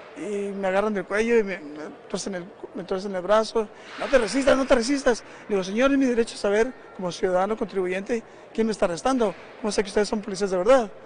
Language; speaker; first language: Spanish; native; Spanish